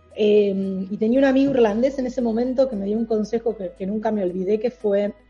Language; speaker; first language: Spanish; native; Spanish